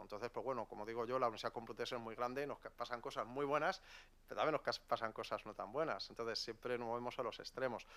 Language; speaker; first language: Spanish; native; Spanish